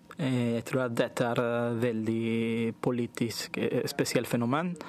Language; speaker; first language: Norwegian; non-native, fluent; Spanish